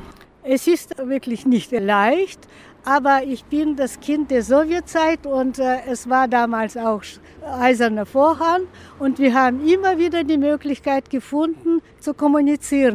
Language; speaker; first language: German; non-native, fluent; Russian